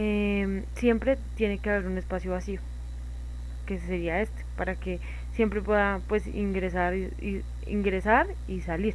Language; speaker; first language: Spanish; native; Spanish